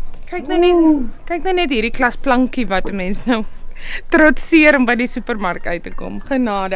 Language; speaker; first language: Afrikaans; native; Afrikaans